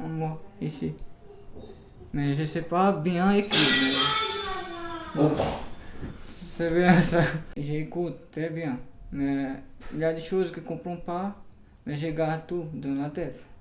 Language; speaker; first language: French; non-native, learner; Portuguese